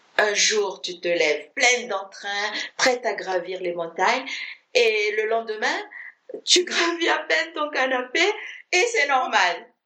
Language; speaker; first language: French; non-native, fluent; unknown